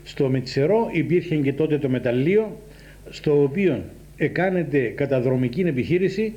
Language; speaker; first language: Greek; native; Greek